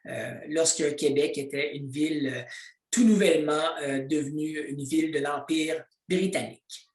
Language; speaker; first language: French; native; French